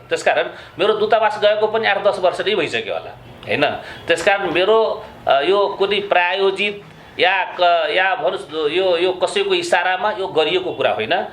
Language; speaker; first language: Nepali; non-native, local second language; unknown